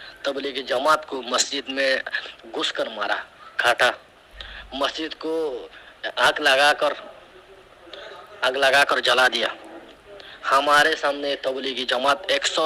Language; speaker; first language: Hindi; non-native, learner; Rohingya